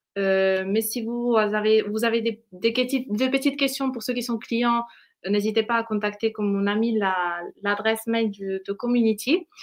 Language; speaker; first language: French; native; French